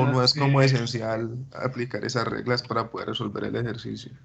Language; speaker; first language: Spanish; native; Spanish